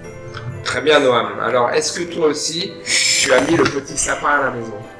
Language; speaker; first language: French; native; French